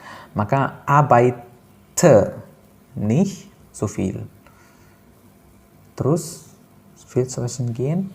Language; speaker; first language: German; non-native, fluent; Indonesian